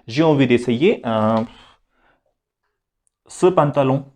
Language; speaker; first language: French; non-native, fluent; Hindi